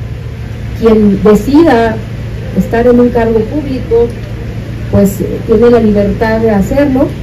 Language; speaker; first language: Spanish; native; Spanish